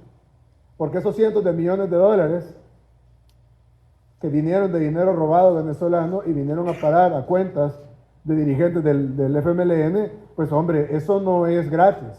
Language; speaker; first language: Spanish; native; Spanish